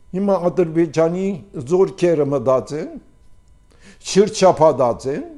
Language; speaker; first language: Armenian; early bilingual, heritage; Armenian